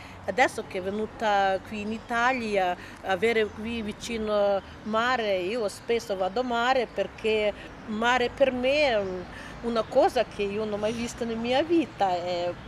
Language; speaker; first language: Italian; non-native, learner; Ukrainian